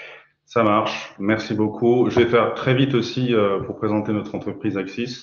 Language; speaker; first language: French; native; French